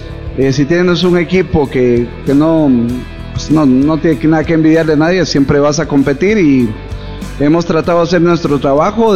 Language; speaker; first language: Spanish; native; Spanish